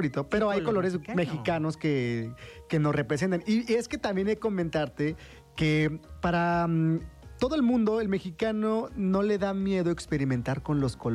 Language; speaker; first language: Spanish; native; Spanish